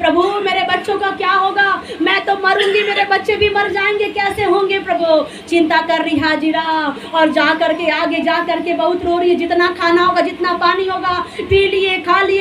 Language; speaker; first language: Hindi; native; Hindi